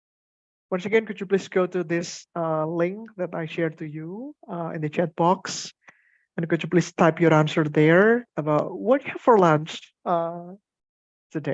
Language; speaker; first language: English; non-native, fluent; Indonesian